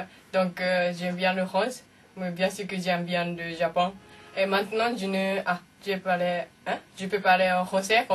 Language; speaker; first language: French; non-native, learner; Japanese